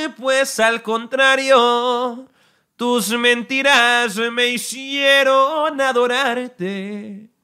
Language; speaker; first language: Spanish; early bilingual, heritage; Spanish